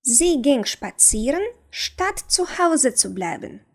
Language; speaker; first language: German; non-native, fluent; Ukrainian